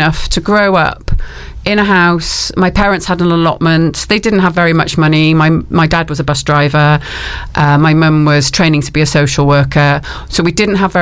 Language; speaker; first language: English; native; English